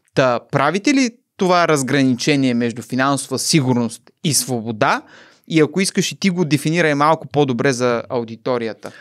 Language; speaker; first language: Bulgarian; native; Bulgarian